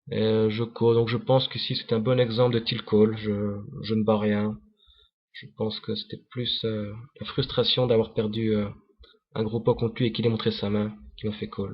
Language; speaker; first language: French; native; French